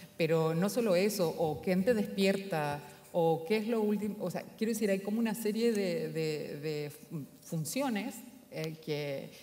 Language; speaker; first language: Spanish; native; Spanish